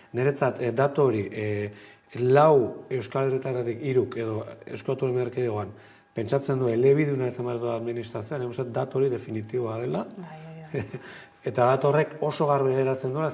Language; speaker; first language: Basque; native; Basque